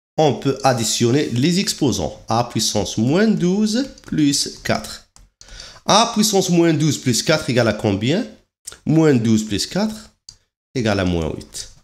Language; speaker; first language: French; non-native, local second language; Arabic